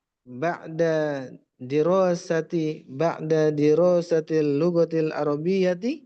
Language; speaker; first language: Arabic; non-native, learner; Indonesian